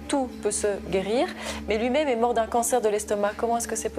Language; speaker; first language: French; native; French